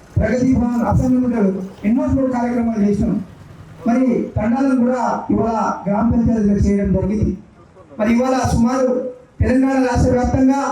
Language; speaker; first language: Telugu; non-native, local second language; Lambadi